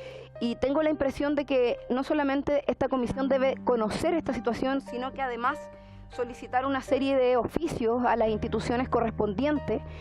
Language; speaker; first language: Spanish; native; Spanish